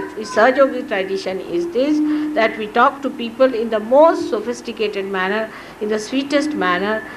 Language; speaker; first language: English; non-native, local second language; Marathi